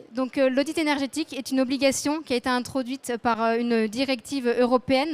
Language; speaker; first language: French; native; French